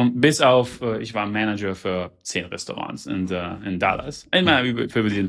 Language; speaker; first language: German; early bilingual, heritage; German